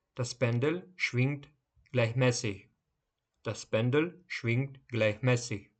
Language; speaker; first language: German; non-native, fluent; Ukrainian